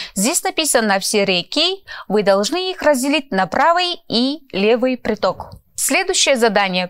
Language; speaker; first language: Russian; non-native, local second language; Kyrgyz